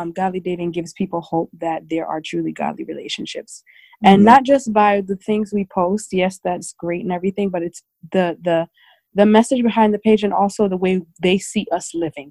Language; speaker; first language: English; native; English